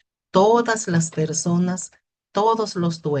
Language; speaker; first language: Spanish; native; Spanish